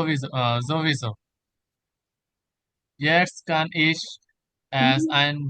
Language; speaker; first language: German; non-native, learner; Bangla